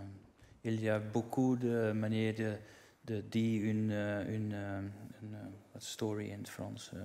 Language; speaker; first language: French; non-native, learner; Dutch